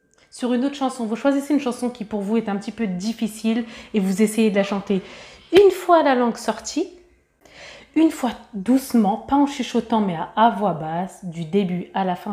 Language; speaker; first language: French; native; French